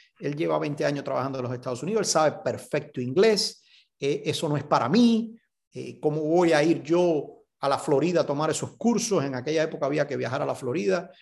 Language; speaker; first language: Spanish; native; Spanish